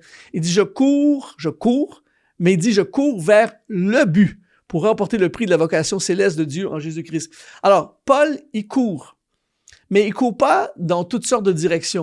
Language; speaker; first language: French; native; French